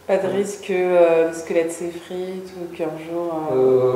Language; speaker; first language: French; native; French